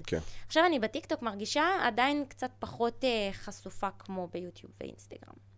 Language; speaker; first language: Hebrew; early bilingual, other home language; Russian